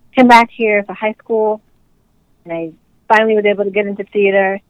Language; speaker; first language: English; native; English